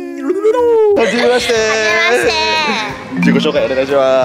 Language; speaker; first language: Japanese; non-native, fluent; Indonesian